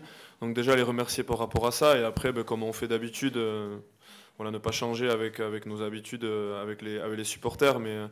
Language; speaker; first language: French; native; French